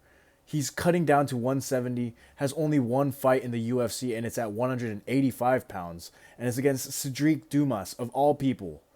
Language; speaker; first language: English; native; English